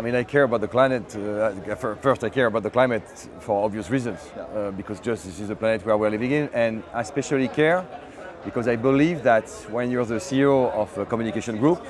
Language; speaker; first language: English; non-native, fluent; French